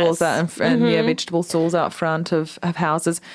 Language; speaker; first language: English; native; English